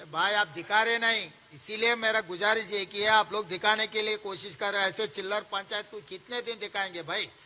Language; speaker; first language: Hindi; non-native, local second language; Telugu